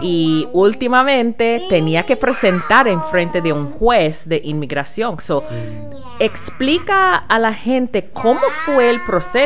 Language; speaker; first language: Spanish; non-native, learner; English